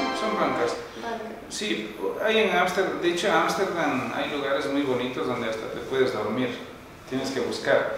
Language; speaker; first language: Spanish; native; Spanish